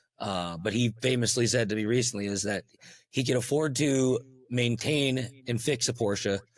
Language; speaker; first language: English; native; English